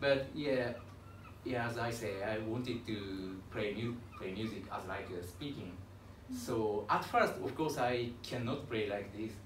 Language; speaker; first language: English; non-native, learner; Japanese